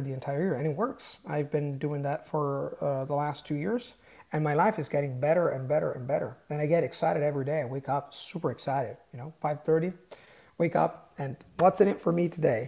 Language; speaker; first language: English; non-native, fluent; Italian